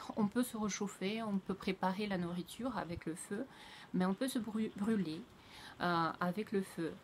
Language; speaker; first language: French; non-native, fluent; Russian